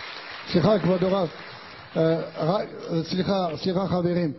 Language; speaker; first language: Hebrew; non-native, learner; French